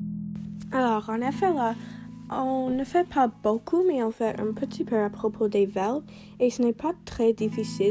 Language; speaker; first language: French; non-native, learner; English